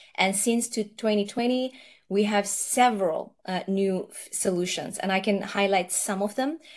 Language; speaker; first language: English; early bilingual, other home language; Nepali